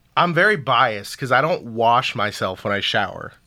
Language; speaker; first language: English; early bilingual, other home language; Filipino